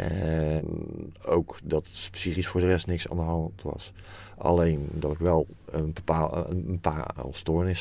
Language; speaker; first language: Dutch; native; Dutch